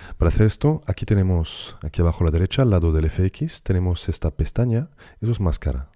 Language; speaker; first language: Spanish; native; Spanish